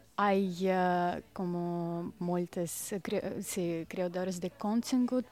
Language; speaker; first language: Catalan; non-native, learner; Russian